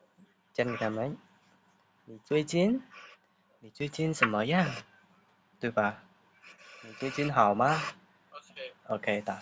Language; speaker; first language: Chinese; non-native, fluent; Khmer